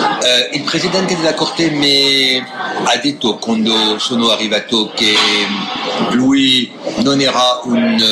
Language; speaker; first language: Italian; non-native, fluent; French